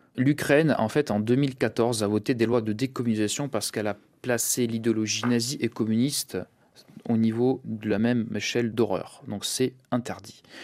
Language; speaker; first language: French; early bilingual, other home language; Russian